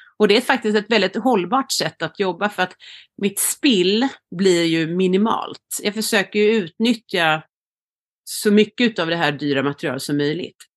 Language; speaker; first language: Swedish; native; Swedish